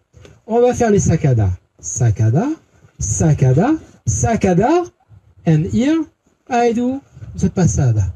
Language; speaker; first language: English; non-native, learner; French